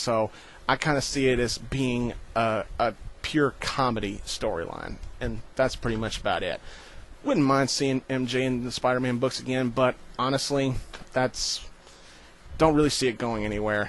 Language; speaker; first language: English; native; English